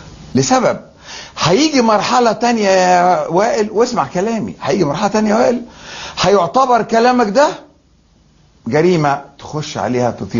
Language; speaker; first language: Arabic; native; Arabic